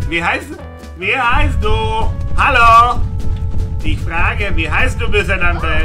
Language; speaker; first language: German; non-native, learner; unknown